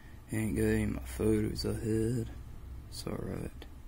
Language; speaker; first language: English; native; English